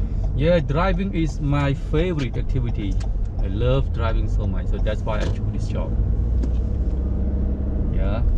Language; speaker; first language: English; non-native, learner; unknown